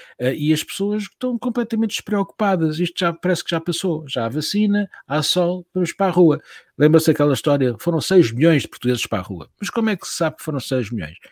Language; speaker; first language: Portuguese; native; Portuguese